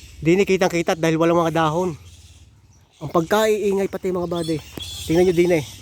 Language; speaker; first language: Filipino; native; Filipino